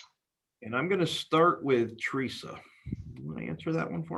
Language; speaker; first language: English; native; English